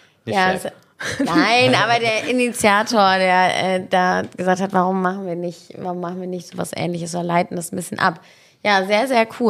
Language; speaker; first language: German; native; German